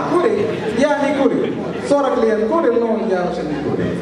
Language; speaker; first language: Russian; non-native, learner; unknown